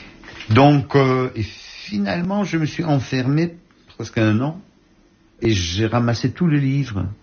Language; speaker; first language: French; non-native, fluent; Polish